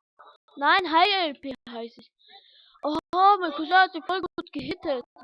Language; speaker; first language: German; early bilingual, other home language; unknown